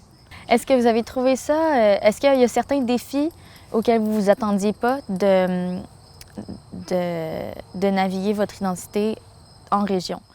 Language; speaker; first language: French; native; French